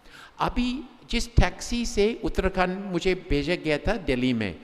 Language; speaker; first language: Hindi; non-native, fluent; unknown